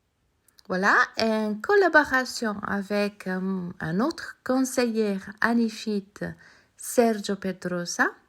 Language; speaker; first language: French; non-native, fluent; Italian